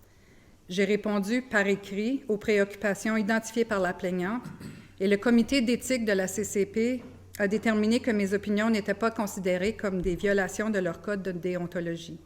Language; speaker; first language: French; native; French